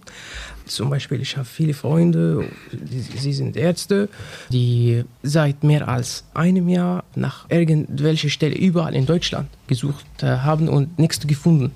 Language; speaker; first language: German; non-native, learner; Arabic